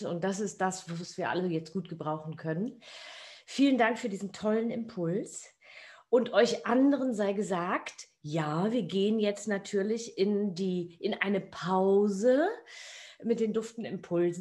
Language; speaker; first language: German; native; German